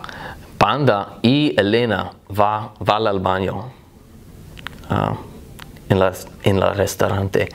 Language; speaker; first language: Spanish; non-native, learner; English